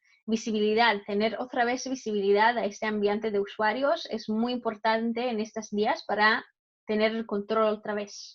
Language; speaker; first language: Spanish; non-native, fluent; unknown